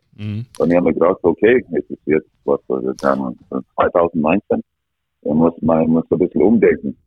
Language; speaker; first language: German; non-native, fluent; English